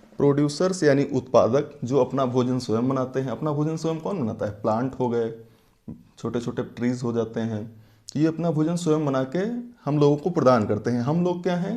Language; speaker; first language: Hindi; native; Hindi